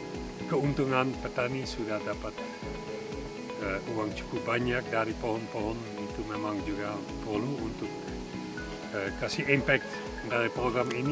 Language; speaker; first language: Indonesian; non-native, fluent; Dutch